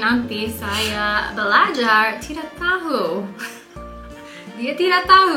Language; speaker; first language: Indonesian; non-native, learner; English